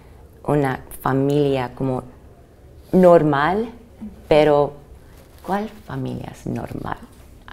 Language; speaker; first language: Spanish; early bilingual, heritage; English